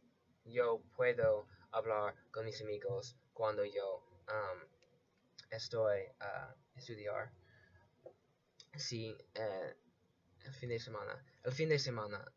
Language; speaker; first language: Spanish; non-native, learner; English